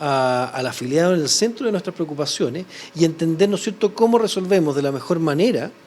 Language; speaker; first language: Spanish; native; Spanish